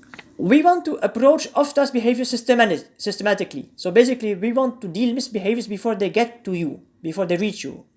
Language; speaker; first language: English; non-native, fluent; Arabic